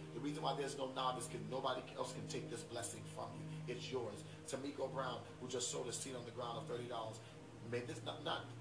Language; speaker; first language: English; native; English